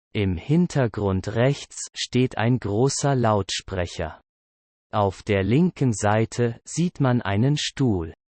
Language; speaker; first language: German; non-native, learner; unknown